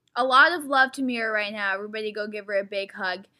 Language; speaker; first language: English; early bilingual, other home language; Spanish